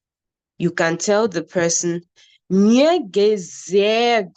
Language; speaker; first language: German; non-native, fluent; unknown